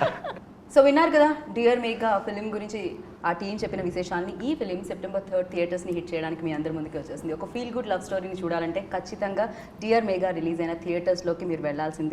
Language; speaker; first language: Telugu; native; Telugu